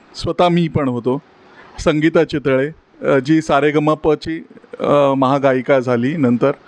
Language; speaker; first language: Marathi; native; Marathi